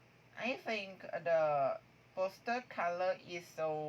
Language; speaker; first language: English; non-native, learner; Thai